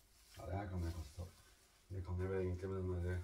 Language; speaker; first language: Norwegian; native; Norwegian